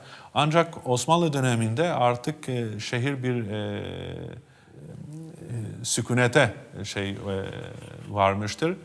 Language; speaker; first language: Turkish; non-native, fluent; Albanian